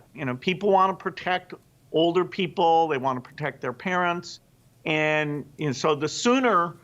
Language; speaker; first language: English; native; English